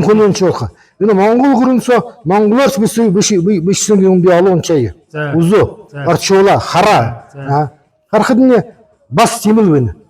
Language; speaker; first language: Mongolian; non-native, learner; Buriat